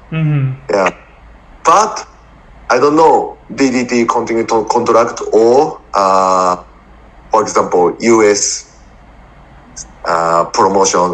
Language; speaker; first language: English; non-native, learner; Japanese